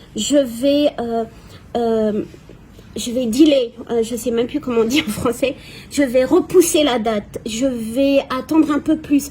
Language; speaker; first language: French; native; French